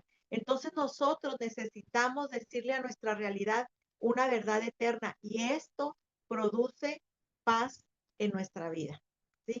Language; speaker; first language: Spanish; native; Spanish